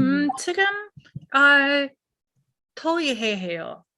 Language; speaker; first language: Korean; non-native, learner; English